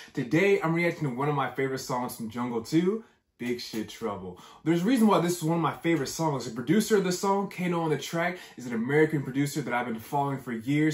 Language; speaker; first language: English; native; English